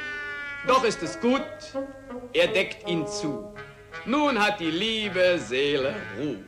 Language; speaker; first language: German; native; German